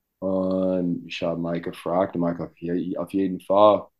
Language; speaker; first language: German; non-native, learner; English